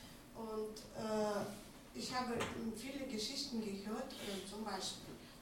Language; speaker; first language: German; non-native, fluent; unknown